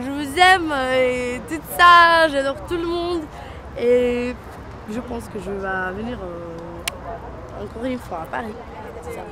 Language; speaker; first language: French; non-native, learner; Macedonian